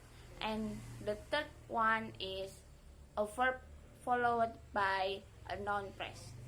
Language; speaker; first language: English; non-native, learner; Indonesian